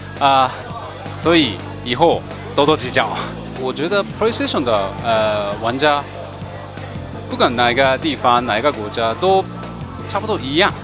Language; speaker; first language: Chinese; non-native, fluent; Japanese